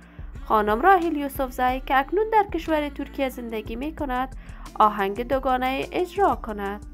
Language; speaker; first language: Persian; native; Persian